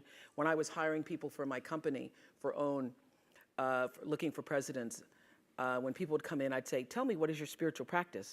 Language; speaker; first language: English; native; English